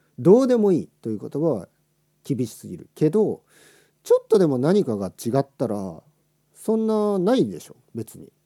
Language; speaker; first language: Japanese; native; Japanese